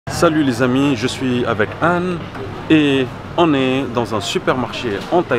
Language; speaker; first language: French; native; French